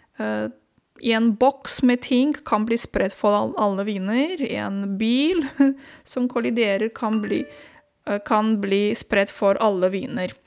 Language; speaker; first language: Norwegian; non-native, fluent; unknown